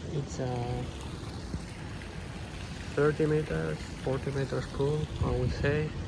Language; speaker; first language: English; non-native, learner; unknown